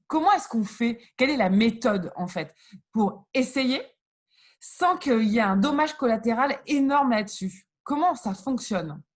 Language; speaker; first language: French; native; French